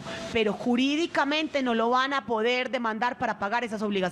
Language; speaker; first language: Spanish; native; Spanish